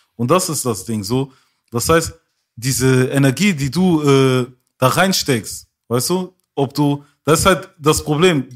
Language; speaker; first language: German; early bilingual, other home language; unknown